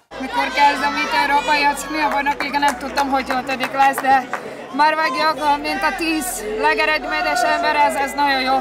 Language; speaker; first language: Hungarian; non-native, learner; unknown